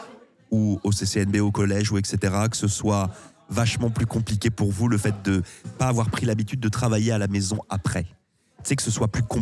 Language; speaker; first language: French; native; French